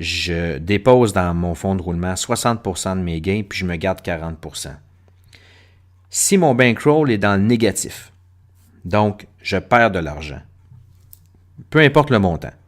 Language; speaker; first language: French; native; French